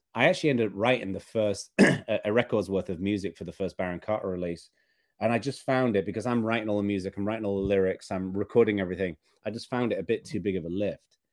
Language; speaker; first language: English; native; English